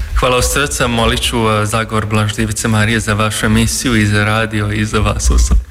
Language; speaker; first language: Croatian; non-native, local second language; Hungarian